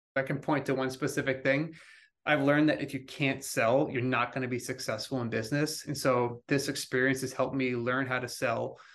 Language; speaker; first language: English; native; English